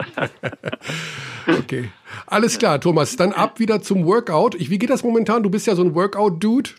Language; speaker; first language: German; native; German